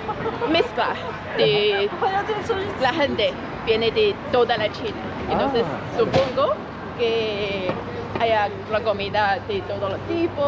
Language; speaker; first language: Spanish; non-native, fluent; Chinese